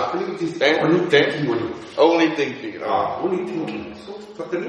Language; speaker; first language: English; non-native, learner; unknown